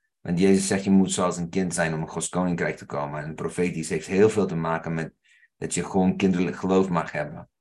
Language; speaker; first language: Dutch; non-native, fluent; English